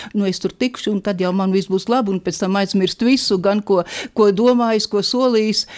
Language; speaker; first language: Latvian; native; Latvian